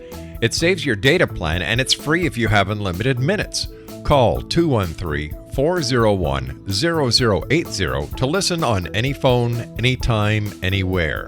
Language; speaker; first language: English; native; English